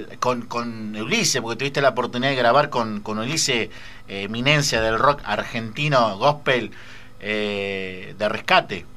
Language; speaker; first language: Spanish; native; Spanish